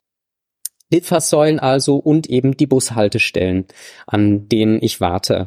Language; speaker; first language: German; native; German